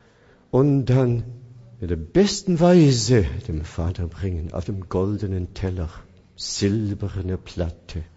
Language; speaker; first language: German; non-native, fluent; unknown